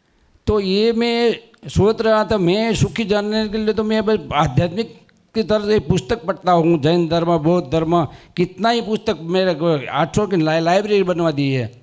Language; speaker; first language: Hindi; non-native, local second language; Gujarati